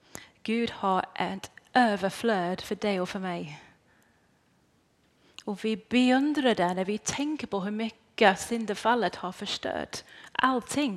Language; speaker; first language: Swedish; non-native, fluent; English